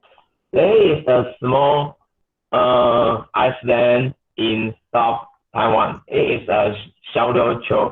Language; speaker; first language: English; non-native, learner; Chinese